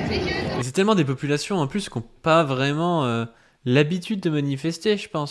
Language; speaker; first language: French; native; French